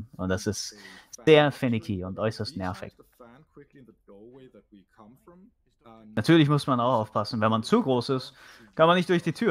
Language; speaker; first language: German; native; German